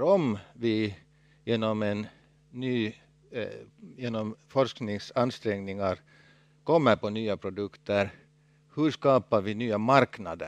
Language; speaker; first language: Swedish; non-native, local second language; Finnish